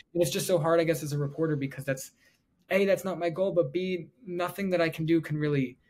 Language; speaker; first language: English; native; English